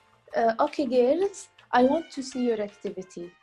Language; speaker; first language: English; non-native, learner; Arabic